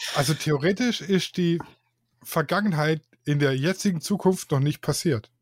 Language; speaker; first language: German; native; German